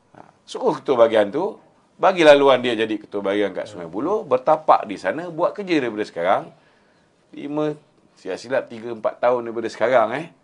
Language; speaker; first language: Malay; native; Malay